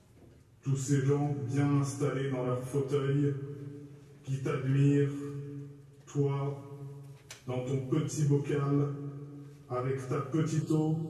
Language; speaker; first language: French; native; French